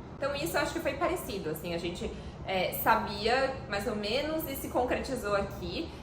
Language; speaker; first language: Portuguese; native; Portuguese